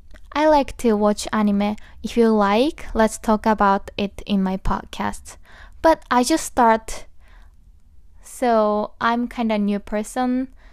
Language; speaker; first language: English; non-native, learner; Japanese